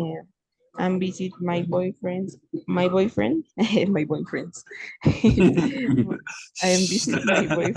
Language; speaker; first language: English; non-native, fluent; Spanish